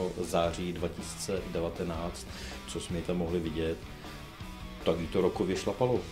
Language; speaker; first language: Czech; native; Czech